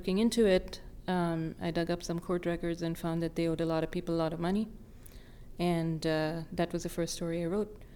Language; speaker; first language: English; non-native, local second language; Tamil